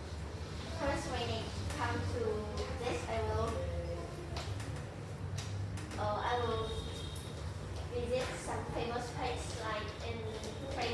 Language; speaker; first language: English; non-native, learner; Vietnamese